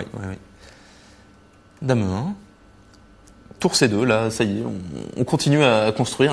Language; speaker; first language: French; native; French